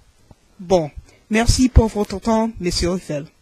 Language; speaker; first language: French; non-native, learner; English